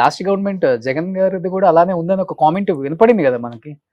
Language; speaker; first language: Telugu; native; Telugu